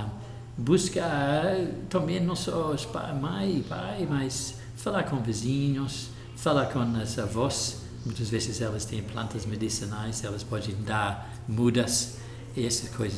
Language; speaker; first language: Portuguese; non-native, local second language; English